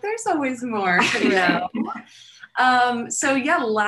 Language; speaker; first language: English; native; English